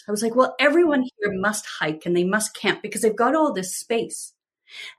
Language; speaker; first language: English; native; English